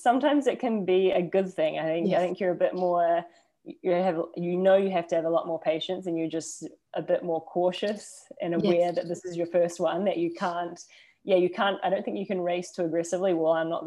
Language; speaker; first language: English; native; English